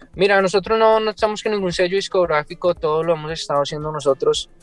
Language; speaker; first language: Spanish; native; Spanish